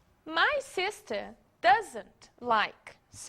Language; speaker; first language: English; non-native, fluent; Portuguese